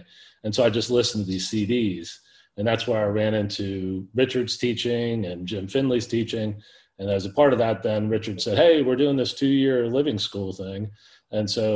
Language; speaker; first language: English; native; English